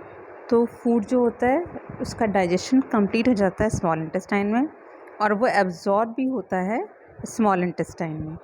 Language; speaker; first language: Hindi; native; Hindi